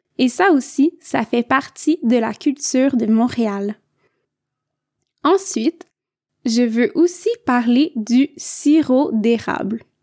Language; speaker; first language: French; native; French